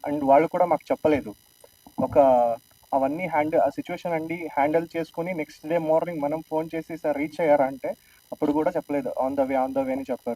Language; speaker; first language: Telugu; native; Telugu